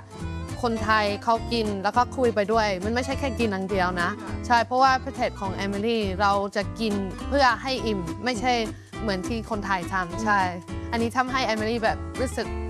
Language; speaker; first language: Thai; non-native, fluent; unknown